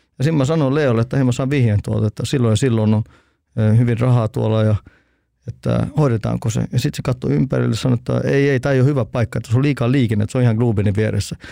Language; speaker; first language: Finnish; early bilingual, heritage; Finnish